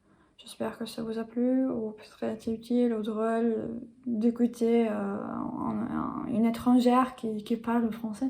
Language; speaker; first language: French; non-native, learner; English